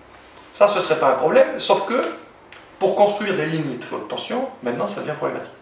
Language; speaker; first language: French; native; French